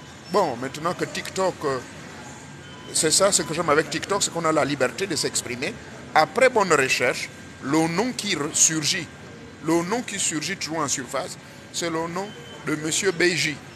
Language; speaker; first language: French; native; French